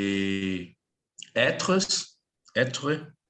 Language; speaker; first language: French; non-native, learner; Portuguese